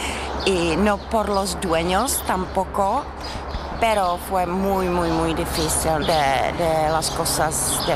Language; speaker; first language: Spanish; non-native, fluent; Czech